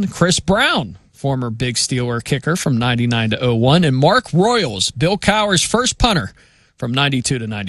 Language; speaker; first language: English; native; English